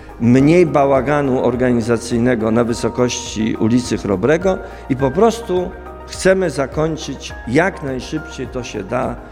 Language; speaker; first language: Polish; native; Polish